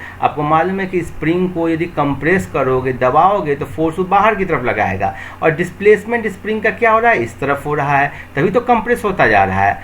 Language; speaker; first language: Hindi; native; Hindi